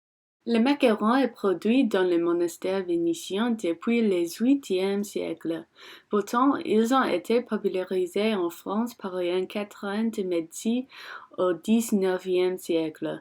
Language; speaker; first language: French; non-native, learner; English